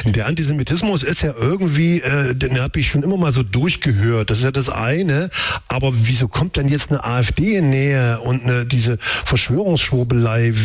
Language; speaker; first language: German; native; German